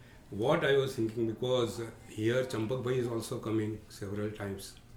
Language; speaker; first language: English; non-native, local second language; Gujarati